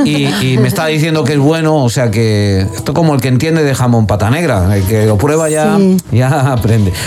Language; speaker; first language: Spanish; native; Spanish